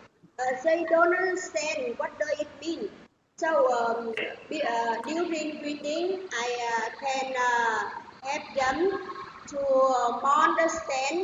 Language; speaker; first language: English; non-native, learner; Vietnamese